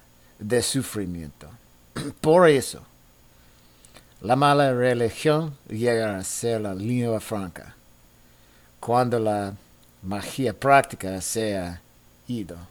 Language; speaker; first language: Spanish; non-native, fluent; English